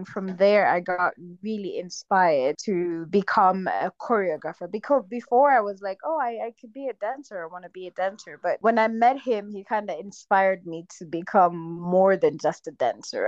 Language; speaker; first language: English; non-native, local second language; Kinyarwanda